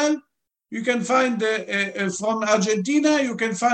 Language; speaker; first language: English; non-native, fluent; Arabic